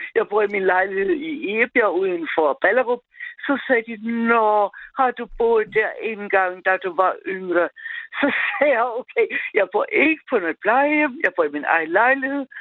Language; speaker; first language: Danish; non-native, fluent; German